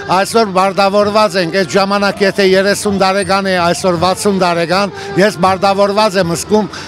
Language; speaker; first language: Armenian; early bilingual, heritage; Armenian